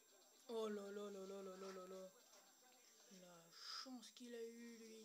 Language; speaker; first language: French; native; French